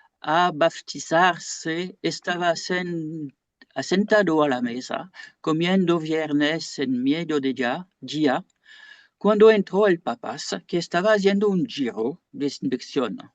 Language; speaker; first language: Spanish; non-native, fluent; French